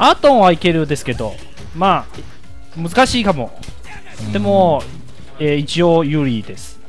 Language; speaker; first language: Japanese; non-native, learner; Chinese